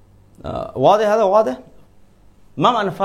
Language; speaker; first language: Arabic; non-native, fluent; Malay